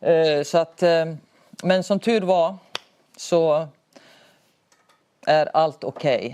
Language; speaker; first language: Swedish; native; Swedish